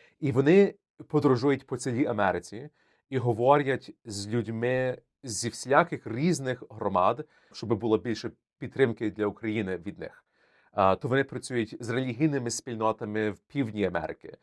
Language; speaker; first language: Ukrainian; early bilingual, heritage; Ukrainian